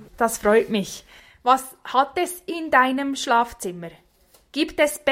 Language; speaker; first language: German; native; German